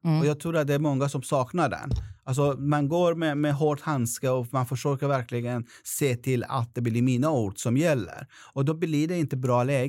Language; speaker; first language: Swedish; non-native, fluent; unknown